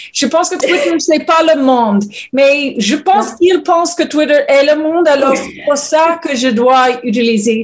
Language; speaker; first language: French; non-native, learner; English